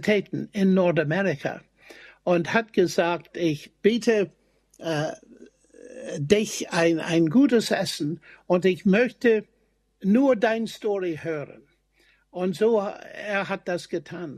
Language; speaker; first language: German; non-native, fluent; English